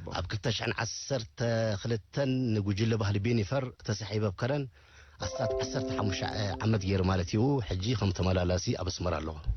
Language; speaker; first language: Tigrinya; native; Tigrinya